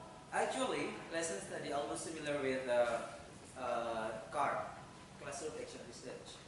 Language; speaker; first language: English; non-native, fluent; Indonesian